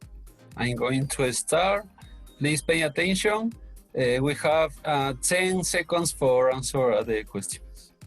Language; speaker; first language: English; non-native, learner; Spanish